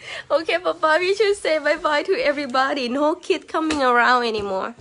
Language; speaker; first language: English; non-native, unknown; Thai